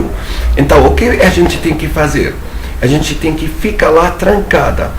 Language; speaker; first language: Portuguese; non-native, fluent; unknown